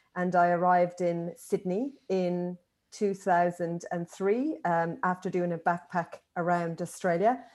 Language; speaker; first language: English; native; English